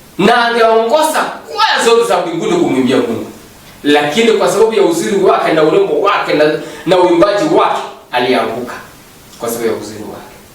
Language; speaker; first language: Swahili; non-native, local second language; Kalenjin